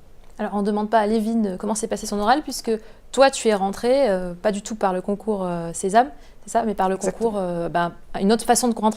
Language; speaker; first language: French; native; French